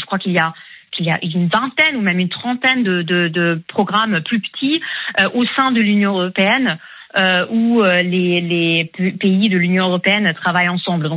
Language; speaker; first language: French; non-native, fluent; German